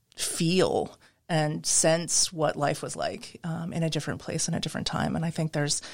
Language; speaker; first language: English; native; English